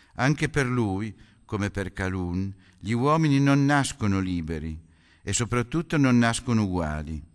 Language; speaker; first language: Italian; native; Italian